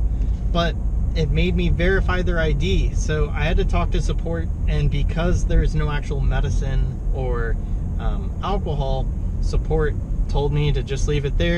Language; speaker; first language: English; native; English